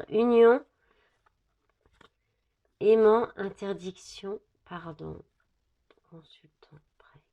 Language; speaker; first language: French; native; French